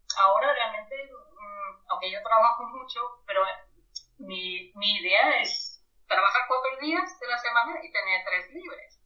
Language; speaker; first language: Spanish; non-native, fluent; German